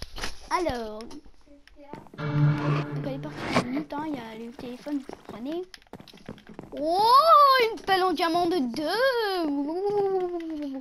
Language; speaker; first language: French; native; French